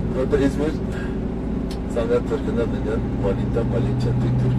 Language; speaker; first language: Indonesian; non-native, fluent; Turkish